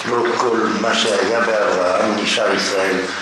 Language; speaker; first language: Hebrew; non-native, fluent; French